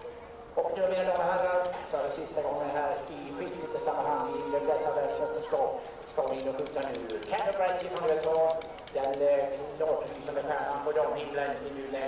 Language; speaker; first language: Swedish; native; Swedish